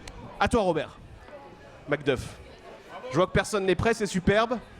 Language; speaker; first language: French; native; French